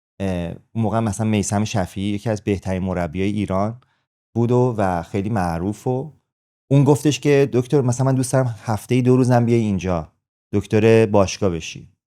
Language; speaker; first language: Persian; native; Persian